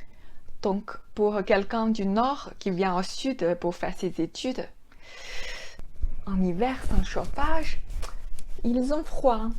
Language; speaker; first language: French; non-native, fluent; Chinese